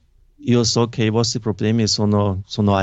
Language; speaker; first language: Italian; non-native, fluent; German